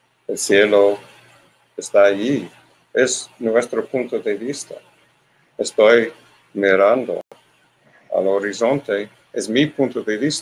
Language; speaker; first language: Spanish; non-native, learner; English